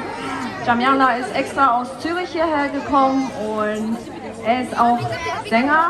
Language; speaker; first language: German; non-native, learner; Tibetan